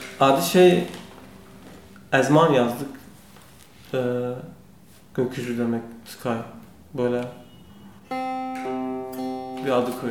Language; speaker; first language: Turkish; non-native, learner; Kurdish